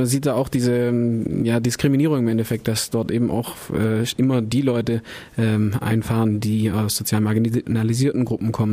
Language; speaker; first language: German; native; German